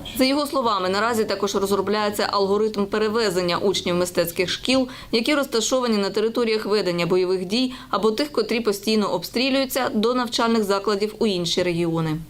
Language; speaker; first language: Ukrainian; native; Ukrainian